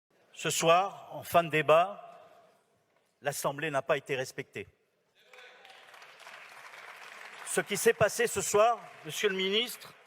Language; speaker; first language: French; native; French